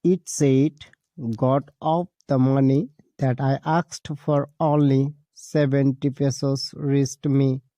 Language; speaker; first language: English; non-native, local second language; Assamese